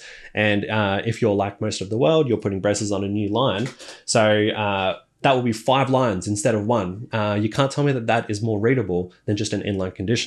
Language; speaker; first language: English; native; English